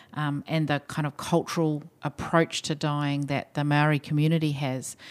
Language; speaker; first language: English; native; English